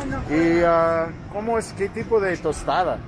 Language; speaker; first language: Spanish; non-native, learner; English